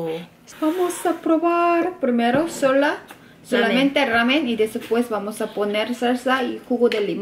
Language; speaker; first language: Spanish; non-native, fluent; Korean